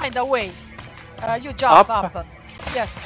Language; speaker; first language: English; non-native, learner; Italian